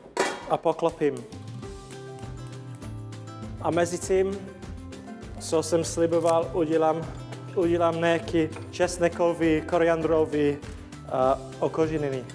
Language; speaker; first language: Czech; non-native, learner; English